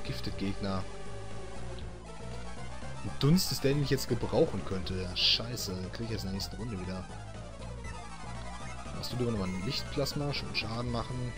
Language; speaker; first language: German; native; German